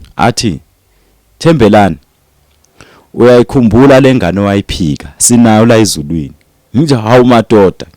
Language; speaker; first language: Zulu; native; Zulu